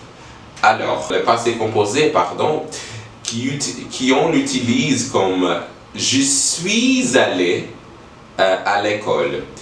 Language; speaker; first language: French; non-native, learner; English